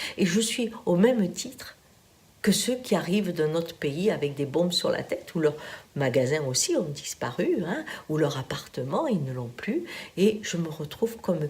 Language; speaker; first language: French; native; French